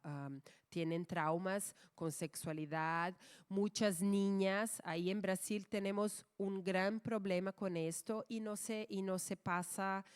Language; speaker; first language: Spanish; non-native, fluent; Portuguese